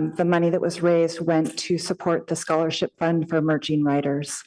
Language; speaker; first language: English; native; English